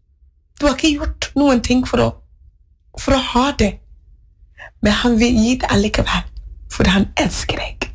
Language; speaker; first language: Norwegian; non-native, fluent; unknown